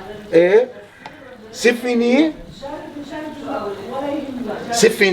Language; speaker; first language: French; non-native, learner; Arabic